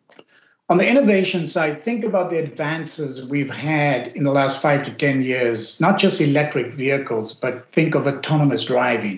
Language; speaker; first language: English; native; English